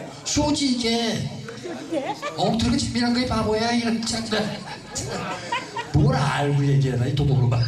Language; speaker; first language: Korean; native; Korean